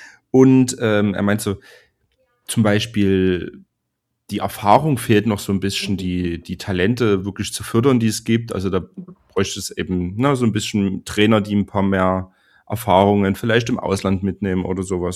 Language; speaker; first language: German; native; German